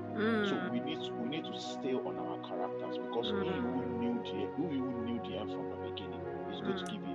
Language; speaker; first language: English; non-native, local second language; Yoruba